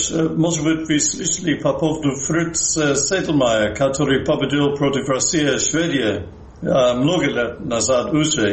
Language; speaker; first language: Russian; non-native, fluent; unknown